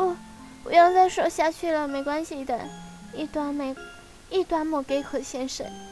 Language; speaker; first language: Chinese; native; Chinese